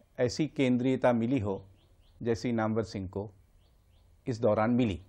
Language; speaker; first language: Hindi; native; Hindi